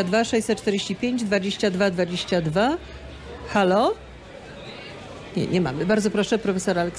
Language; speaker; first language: Polish; native; Polish